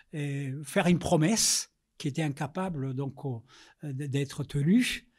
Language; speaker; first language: French; non-native, fluent; Spanish